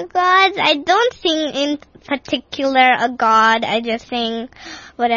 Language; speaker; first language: English; native; English